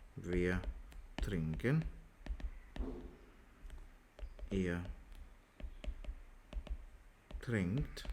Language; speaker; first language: German; non-native, learner; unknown